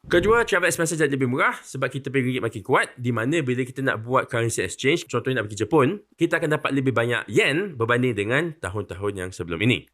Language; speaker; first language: Malay; native; Malay